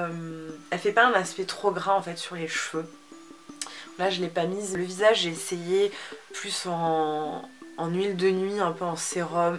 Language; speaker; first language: French; native; French